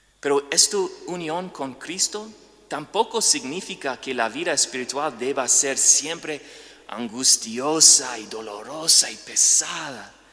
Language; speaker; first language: Spanish; non-native, fluent; English